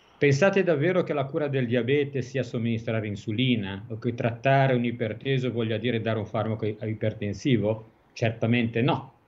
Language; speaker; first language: Italian; native; Italian